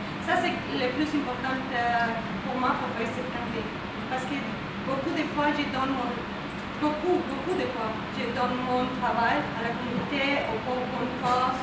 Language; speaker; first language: French; non-native, fluent; Spanish